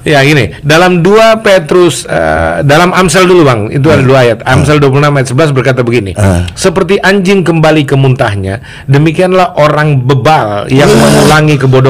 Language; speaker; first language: Indonesian; native; Indonesian